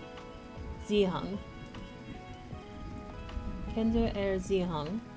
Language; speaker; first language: German; non-native, learner; English